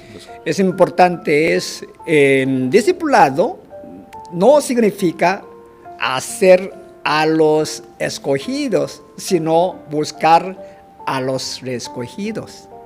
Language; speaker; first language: Spanish; non-native, fluent; Korean